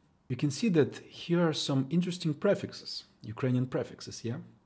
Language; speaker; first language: English; non-native, fluent; Ukrainian